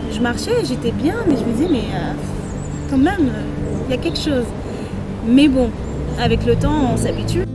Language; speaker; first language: French; early bilingual, other home language; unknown